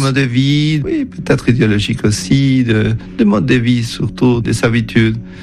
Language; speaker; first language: French; non-native, fluent; Spanish